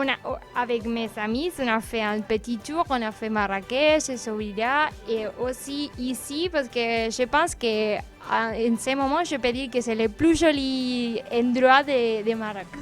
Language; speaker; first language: French; non-native, fluent; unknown